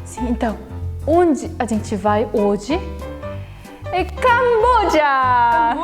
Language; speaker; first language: Portuguese; non-native, fluent; Korean